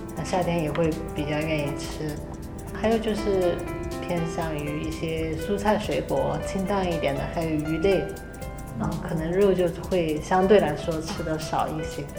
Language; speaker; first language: Chinese; native; Chinese